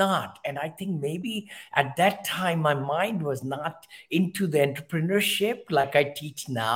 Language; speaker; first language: English; non-native, local second language; Hindi